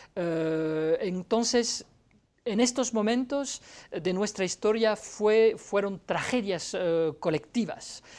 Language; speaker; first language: Spanish; non-native, fluent; French